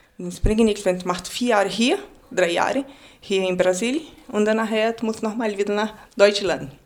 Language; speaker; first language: German; non-native, learner; Portuguese